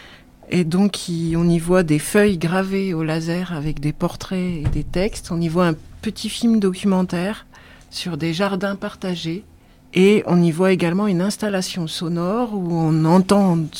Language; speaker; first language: French; native; French